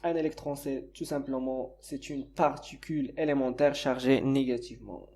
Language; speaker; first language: French; non-native, local second language; Arabic